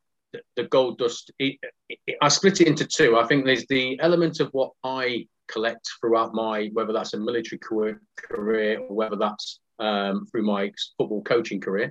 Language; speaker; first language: English; native; English